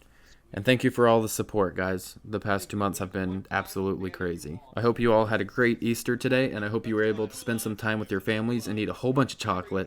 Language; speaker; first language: English; native; English